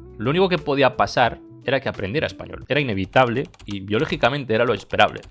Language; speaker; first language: Spanish; early bilingual, other home language; Bulgarian